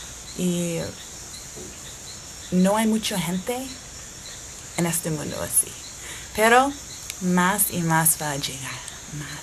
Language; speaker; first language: Spanish; non-native, fluent; English